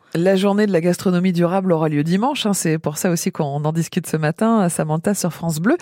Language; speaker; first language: French; native; French